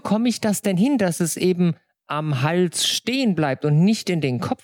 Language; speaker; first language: German; native; German